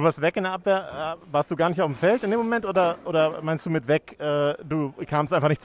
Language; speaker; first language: German; native; German